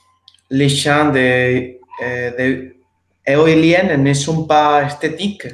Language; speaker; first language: French; non-native, learner; Spanish